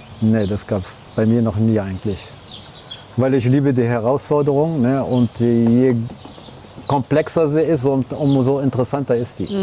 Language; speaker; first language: German; early bilingual, other home language; Arabic